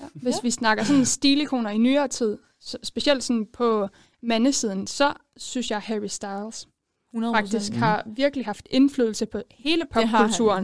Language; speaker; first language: Danish; native; Danish